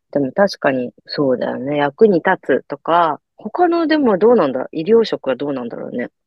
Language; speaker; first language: Japanese; native; Japanese